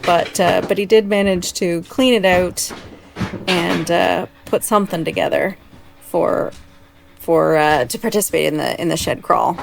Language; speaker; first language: English; native; English